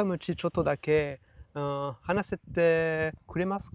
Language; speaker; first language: Japanese; non-native, learner; French